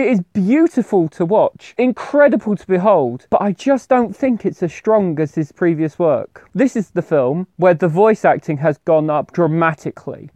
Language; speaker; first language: English; native; English